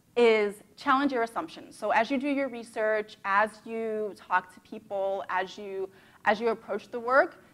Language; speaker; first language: English; native; English